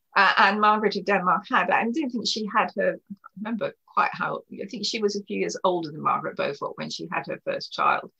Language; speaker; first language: English; native; English